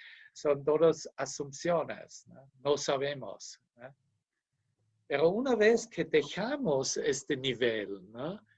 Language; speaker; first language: Spanish; non-native, fluent; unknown